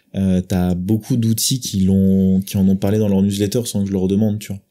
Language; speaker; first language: French; native; French